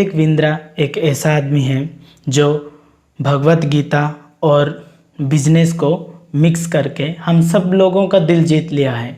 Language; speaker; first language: Hindi; non-native, local second language; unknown